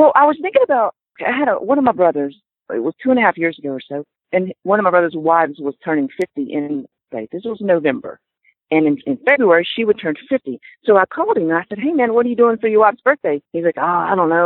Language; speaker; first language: English; native; English